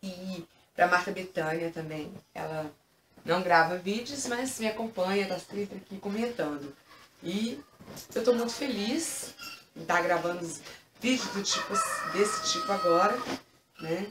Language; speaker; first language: Portuguese; native; Portuguese